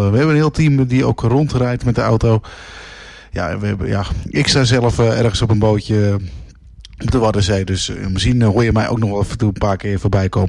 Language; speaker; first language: Dutch; native; Dutch